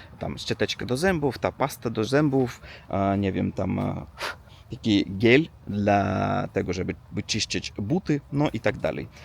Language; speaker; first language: Polish; non-native, learner; Russian